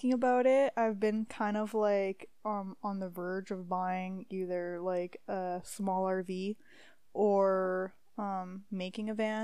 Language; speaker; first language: English; native; English